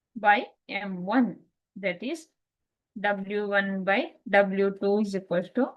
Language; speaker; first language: English; non-native, local second language; Kannada